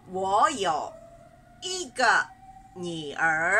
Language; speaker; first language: Chinese; non-native, fluent; Japanese